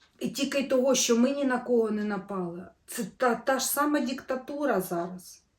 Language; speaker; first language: Ukrainian; native; Ukrainian